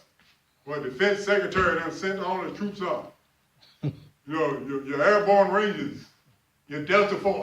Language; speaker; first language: English; native; English